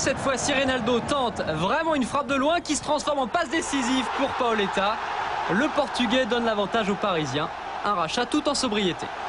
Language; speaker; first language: French; native; French